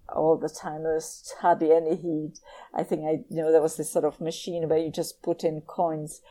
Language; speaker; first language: English; non-native, fluent; Czech